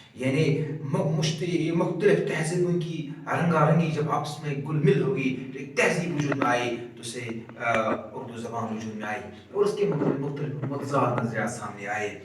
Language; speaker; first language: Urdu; non-native, local second language; Kashmiri